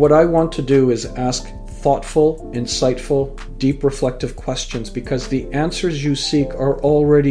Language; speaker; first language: English; native; English